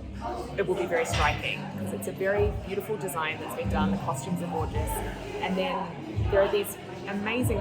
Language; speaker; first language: English; native; English